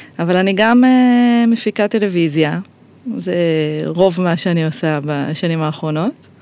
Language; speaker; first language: Hebrew; native; Hebrew